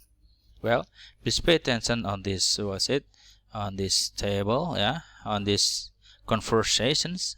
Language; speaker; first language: English; non-native, learner; Indonesian